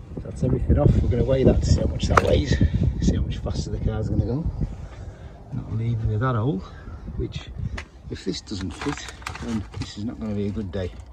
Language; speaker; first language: English; native; English